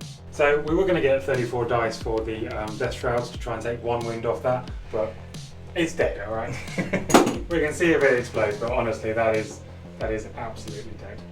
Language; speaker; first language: English; native; English